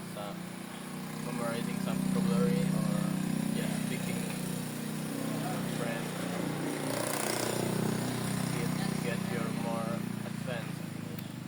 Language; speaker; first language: English; non-native, learner; Indonesian